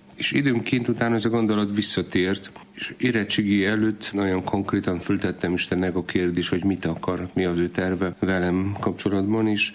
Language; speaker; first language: Hungarian; non-native, fluent; Polish